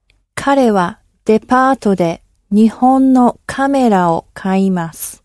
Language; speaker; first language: Japanese; non-native, learner; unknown